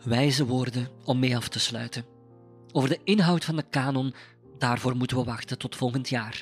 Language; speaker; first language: Dutch; native; Dutch